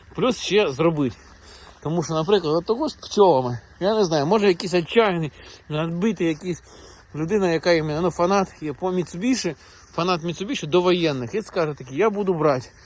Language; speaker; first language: Ukrainian; native; Ukrainian